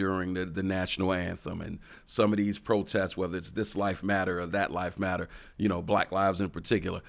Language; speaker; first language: English; native; English